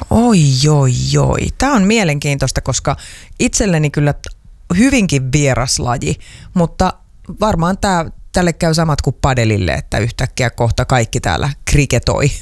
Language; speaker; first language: Finnish; native; Finnish